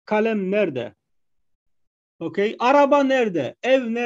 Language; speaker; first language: Turkish; non-native, fluent; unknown